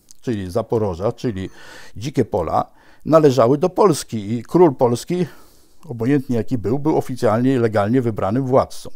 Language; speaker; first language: Polish; native; Polish